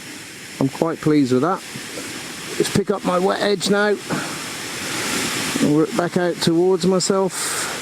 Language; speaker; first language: English; native; English